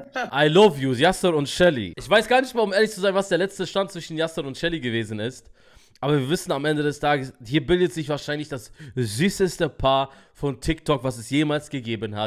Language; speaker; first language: German; native; German